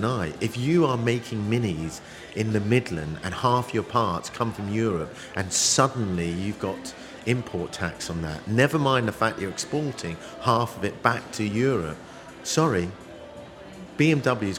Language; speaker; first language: English; native; English